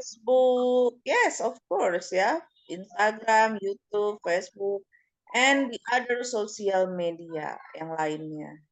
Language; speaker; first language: English; non-native, fluent; Indonesian